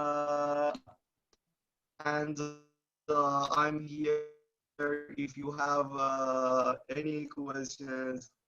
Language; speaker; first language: English; non-native, learner; Persian